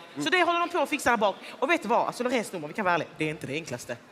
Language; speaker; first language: Swedish; native; Swedish